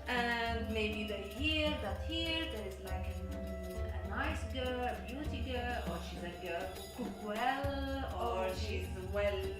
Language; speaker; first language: English; non-native, learner; Arabic